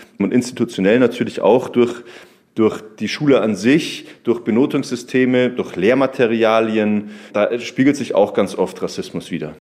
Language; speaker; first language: German; native; German